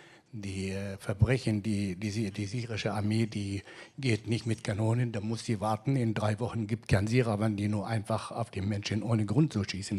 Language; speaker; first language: German; non-native, fluent; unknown